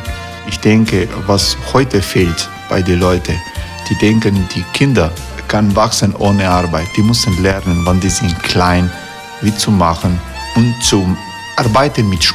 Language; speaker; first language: German; non-native, learner; Croatian